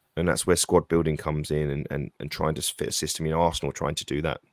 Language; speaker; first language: English; native; English